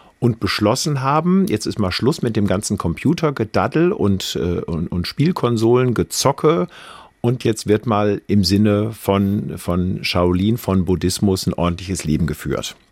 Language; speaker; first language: German; native; German